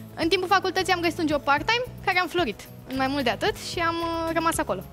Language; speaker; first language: Romanian; native; Romanian